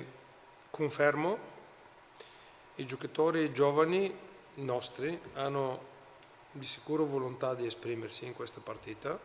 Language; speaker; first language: Italian; non-native, fluent; Bulgarian